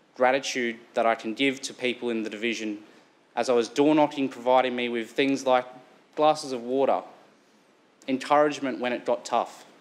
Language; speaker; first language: English; native; English